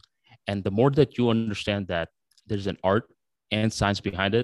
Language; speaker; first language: English; early bilingual, other home language; Bangla